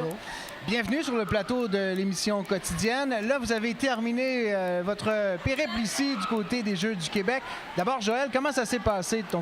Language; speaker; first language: French; native; French